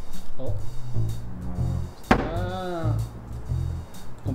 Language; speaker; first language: Spanish; non-native, fluent; English